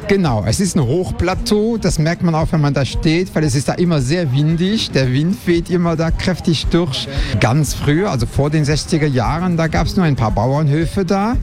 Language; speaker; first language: German; non-native, local second language; Luxembourgish